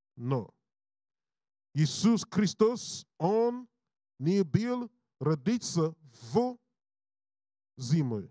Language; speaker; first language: Russian; non-native, learner; English